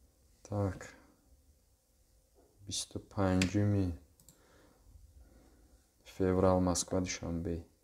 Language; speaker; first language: Russian; non-native, local second language; Tajik